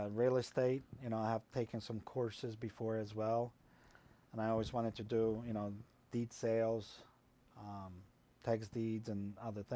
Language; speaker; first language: English; non-native, fluent; Polish